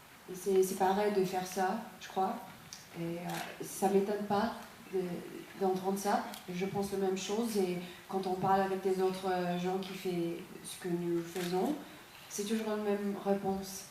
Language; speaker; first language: French; non-native, fluent; English